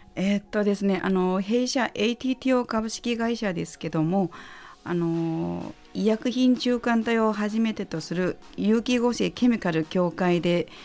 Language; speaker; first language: Japanese; non-native, fluent; Chinese